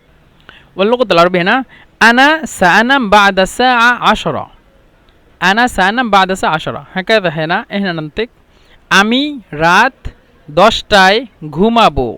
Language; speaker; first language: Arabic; non-native, fluent; Bangla